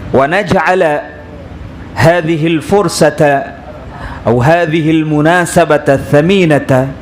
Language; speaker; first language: Arabic; non-native, fluent; Urdu